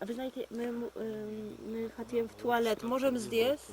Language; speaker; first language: Russian; non-native, learner; Polish